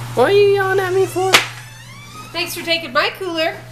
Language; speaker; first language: English; native; English